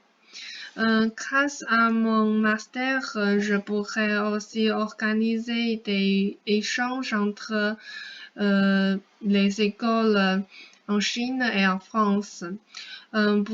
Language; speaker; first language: French; non-native, fluent; Chinese